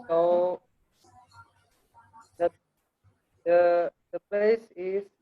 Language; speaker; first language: English; non-native, learner; Indonesian